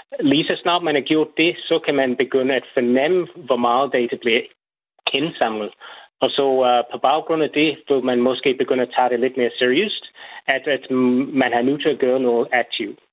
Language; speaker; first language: Danish; non-native, fluent; English